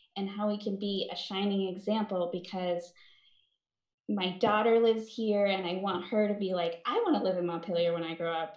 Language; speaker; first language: English; native; English